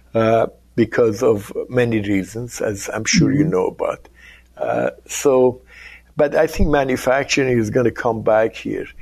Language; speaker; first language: English; non-native, fluent; Persian